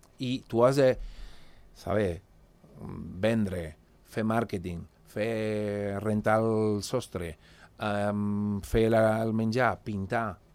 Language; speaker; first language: Catalan; non-native, fluent; Spanish